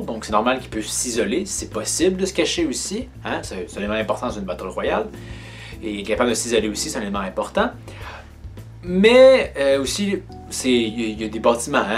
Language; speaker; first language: French; native; French